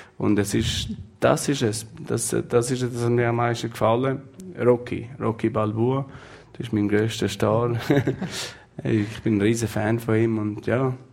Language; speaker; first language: German; non-native, fluent; Albanian